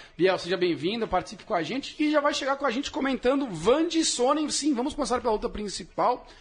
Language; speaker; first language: Portuguese; native; Portuguese